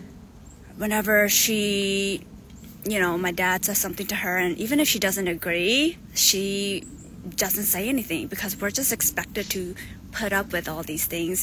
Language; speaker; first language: English; native; English